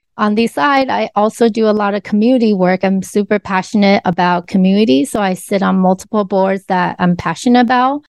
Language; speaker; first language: English; early bilingual, other home language; Chinese